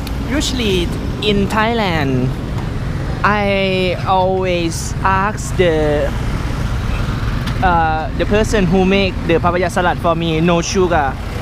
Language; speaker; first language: English; non-native, learner; Thai